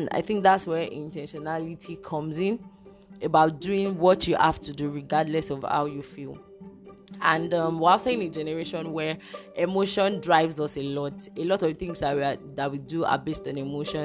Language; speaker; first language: English; non-native, local second language; Yoruba